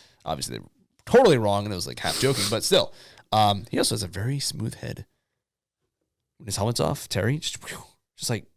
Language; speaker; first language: English; native; English